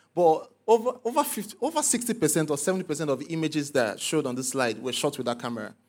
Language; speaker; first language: English; non-native, local second language; Igbo